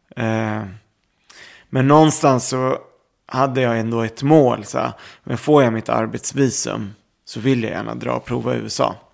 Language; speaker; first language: Swedish; early bilingual, other home language; Arabic